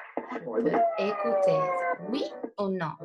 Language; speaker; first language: French; non-native, fluent; English